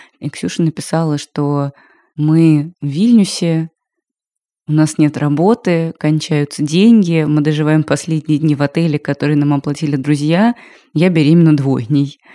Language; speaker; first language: Russian; native; Russian